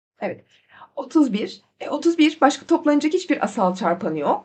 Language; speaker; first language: Turkish; native; Turkish